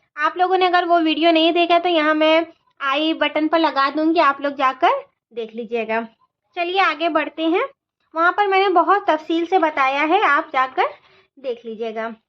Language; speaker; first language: Hindi; native; Hindi